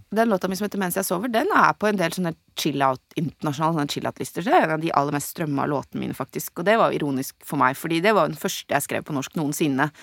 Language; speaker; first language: Norwegian; native; Norwegian